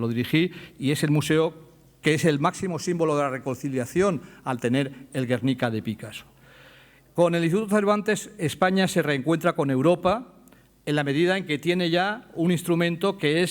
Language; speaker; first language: Spanish; native; Spanish